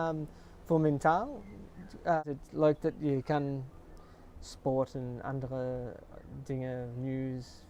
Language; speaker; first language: Dutch; early bilingual, heritage; English